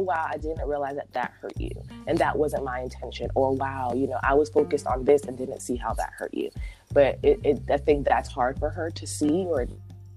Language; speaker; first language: English; native; English